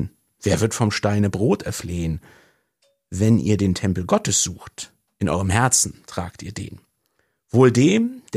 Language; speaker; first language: German; native; German